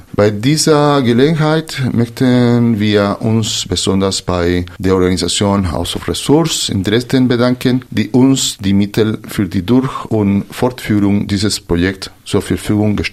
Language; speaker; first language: German; non-native, fluent; Spanish